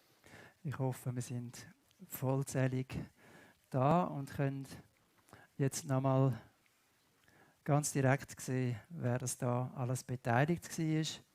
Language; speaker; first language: German; native; German